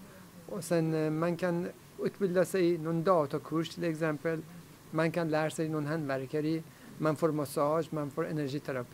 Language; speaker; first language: Swedish; non-native, fluent; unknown